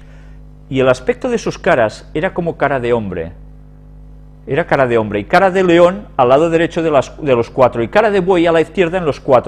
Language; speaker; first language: Spanish; native; Spanish